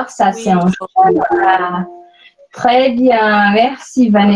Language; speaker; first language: French; non-native, fluent; Portuguese